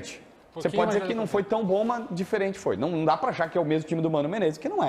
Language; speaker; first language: Portuguese; native; Portuguese